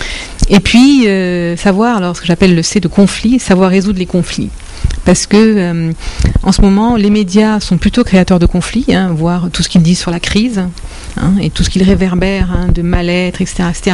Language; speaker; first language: French; native; French